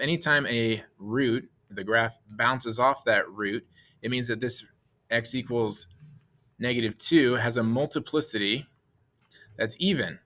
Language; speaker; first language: English; native; English